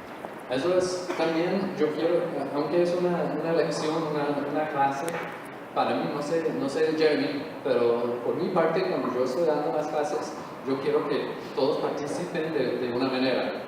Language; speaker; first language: Spanish; non-native, fluent; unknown